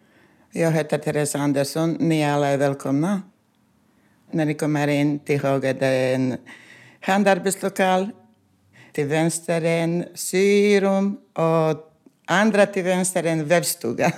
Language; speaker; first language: Swedish; non-native, fluent; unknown